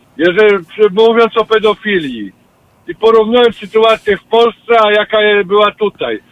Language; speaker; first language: Polish; native; Polish